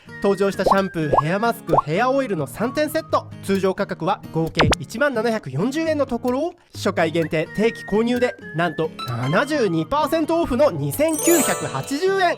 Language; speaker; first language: Japanese; native; Japanese